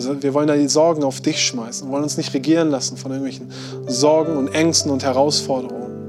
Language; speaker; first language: German; native; German